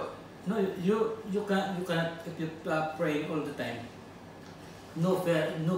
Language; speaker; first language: English; non-native, learner; Filipino